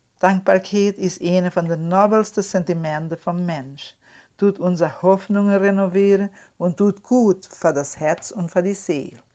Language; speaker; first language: German; non-native, learner; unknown